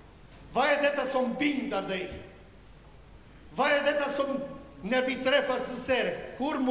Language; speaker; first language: Swedish; non-native, learner; Romanian